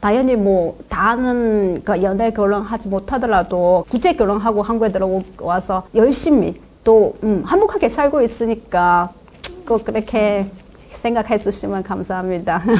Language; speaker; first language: Korean; non-native, fluent; Chinese